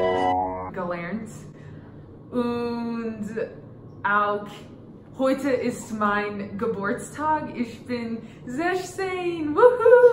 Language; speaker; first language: German; non-native, learner; English